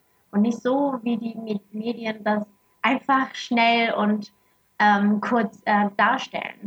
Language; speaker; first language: German; early bilingual, other home language; Arabic